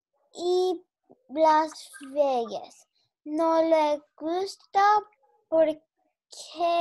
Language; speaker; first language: Spanish; non-native, learner; English